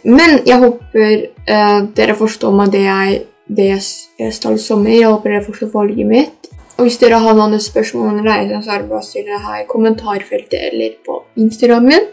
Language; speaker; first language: Norwegian; early bilingual, other home language; Polish